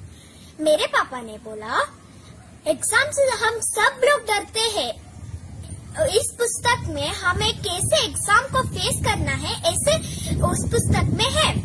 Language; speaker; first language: Hindi; non-native, local second language; Kannada